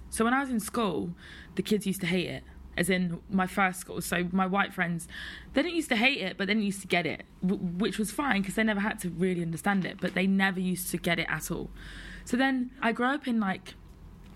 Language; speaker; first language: English; native; English